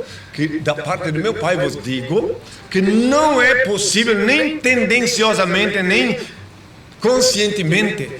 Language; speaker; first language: Portuguese; native; Portuguese